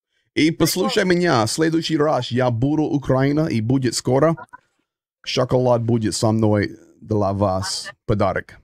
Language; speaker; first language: Russian; non-native, learner; English